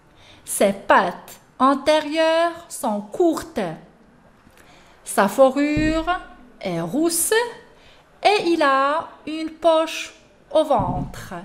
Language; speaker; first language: French; non-native, local second language; Arabic